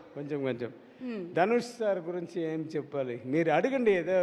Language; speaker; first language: Telugu; non-native, learner; Tamil